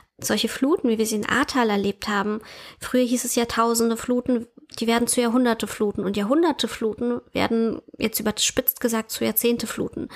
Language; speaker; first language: German; early bilingual, other home language; Russian